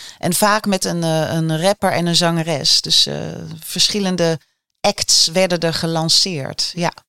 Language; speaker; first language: Dutch; native; Dutch